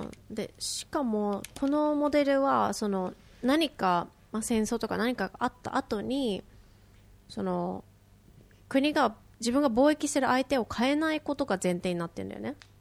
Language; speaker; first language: Japanese; native; Japanese